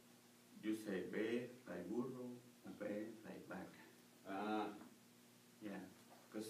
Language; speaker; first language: English; non-native, learner; Spanish